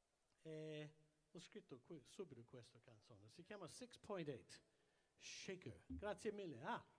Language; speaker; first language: Italian; early bilingual, heritage; English